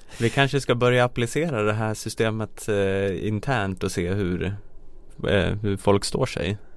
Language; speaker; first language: Swedish; native; Swedish